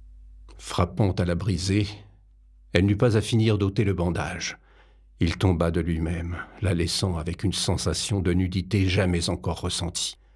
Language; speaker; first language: French; native; French